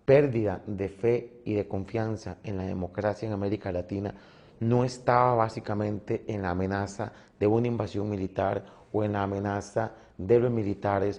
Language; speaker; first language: Spanish; native; Spanish